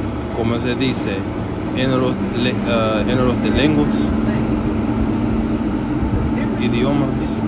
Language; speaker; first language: Spanish; non-native, learner; English